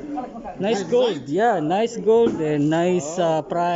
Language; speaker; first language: English; non-native, learner; Filipino